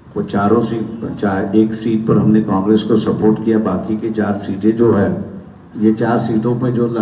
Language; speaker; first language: Hindi; non-native, local second language; Marathi